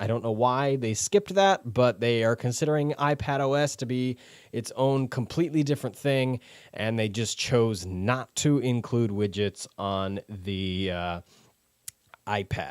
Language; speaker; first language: English; native; English